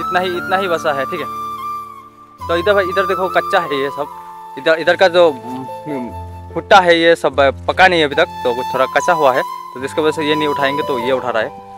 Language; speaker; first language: Hindi; non-native, local second language; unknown